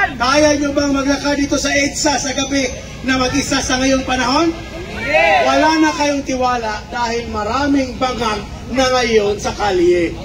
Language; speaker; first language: Filipino; non-native, local second language; Cebuano